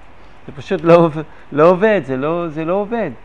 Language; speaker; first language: Hebrew; non-native, fluent; English